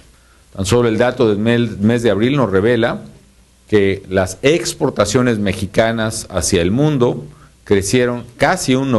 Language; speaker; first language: Spanish; native; Spanish